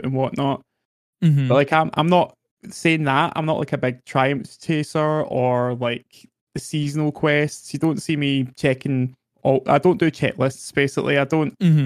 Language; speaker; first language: English; native; English